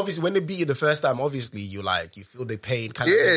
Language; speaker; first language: English; non-native, local second language; Yoruba